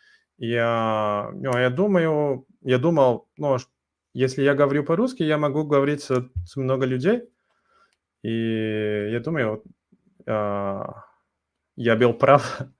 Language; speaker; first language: Russian; non-native, learner; Portuguese